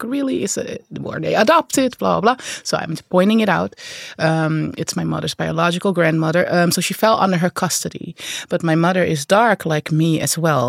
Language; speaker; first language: English; non-native, fluent; Dutch